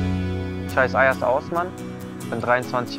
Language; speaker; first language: German; early bilingual, other home language; Kurdish